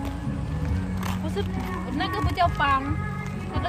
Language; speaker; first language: Chinese; non-native, fluent; Lao